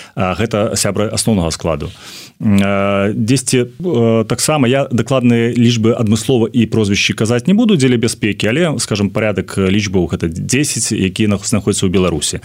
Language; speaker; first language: Belarusian; native; Belarusian